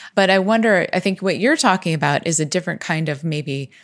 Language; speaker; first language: English; native; English